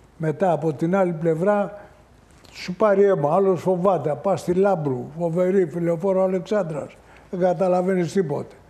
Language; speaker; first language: Greek; native; Greek